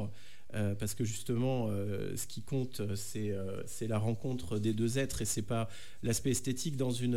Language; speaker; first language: French; native; French